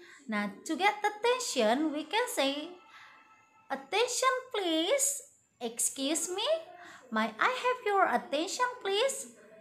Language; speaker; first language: English; non-native, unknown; Indonesian